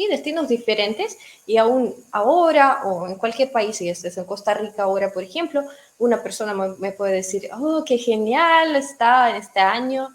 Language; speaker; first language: Spanish; non-native, fluent; Russian